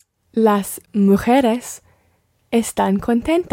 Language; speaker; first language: Spanish; non-native, learner; English